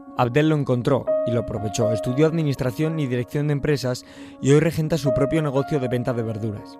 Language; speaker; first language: Spanish; native; Spanish